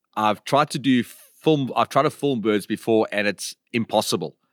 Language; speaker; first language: English; native; English